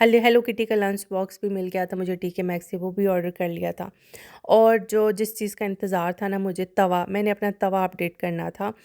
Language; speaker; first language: Urdu; non-native, local second language; Punjabi